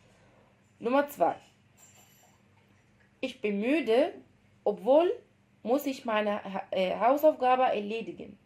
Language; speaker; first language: German; non-native, fluent; Arabic